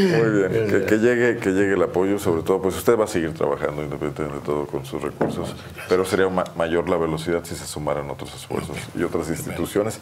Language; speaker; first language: Spanish; native; Spanish